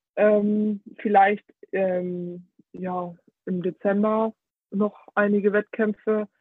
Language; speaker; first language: German; early bilingual, heritage; Danish